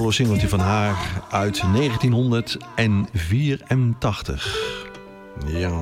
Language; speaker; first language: Dutch; native; Dutch